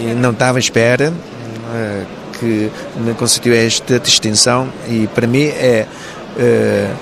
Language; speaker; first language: Portuguese; non-native, local second language; Cantonese